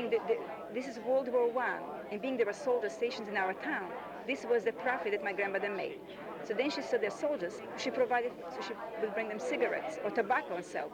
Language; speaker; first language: English; non-native, fluent; Yiddish